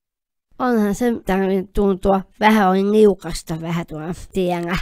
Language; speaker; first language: Finnish; native; Finnish